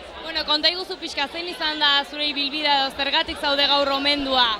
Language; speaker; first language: Basque; native; Basque